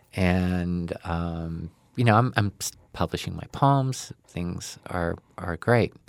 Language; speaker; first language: English; native; English